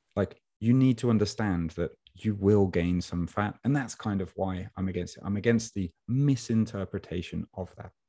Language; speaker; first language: English; native; English